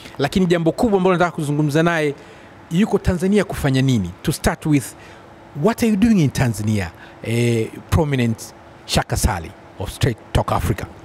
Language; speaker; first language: Swahili; native; Swahili